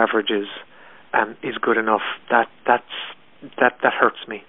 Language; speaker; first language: English; native; English